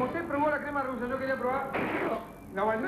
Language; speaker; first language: Spanish; native; Spanish